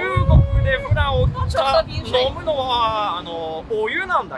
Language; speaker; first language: Japanese; non-native, learner; Chinese